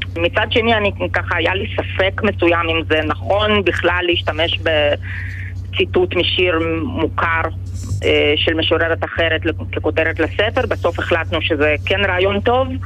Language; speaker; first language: Hebrew; early bilingual, other home language; Russian